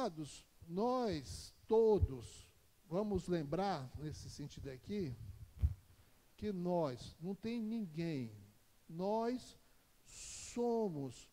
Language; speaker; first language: Portuguese; native; Portuguese